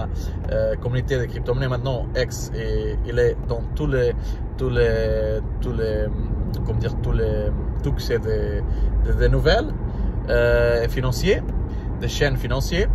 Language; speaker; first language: French; non-native, learner; Portuguese